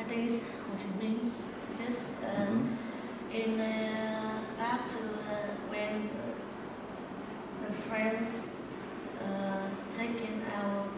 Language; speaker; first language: English; non-native, learner; Vietnamese